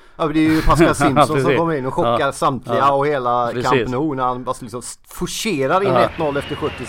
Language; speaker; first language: Swedish; native; Swedish